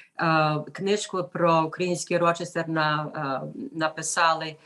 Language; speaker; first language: Ukrainian; early bilingual, heritage; Ukrainian